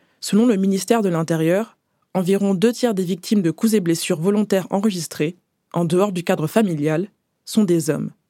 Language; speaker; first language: French; native; French